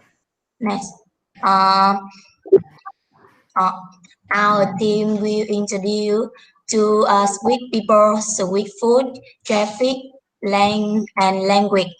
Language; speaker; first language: English; non-native, learner; Vietnamese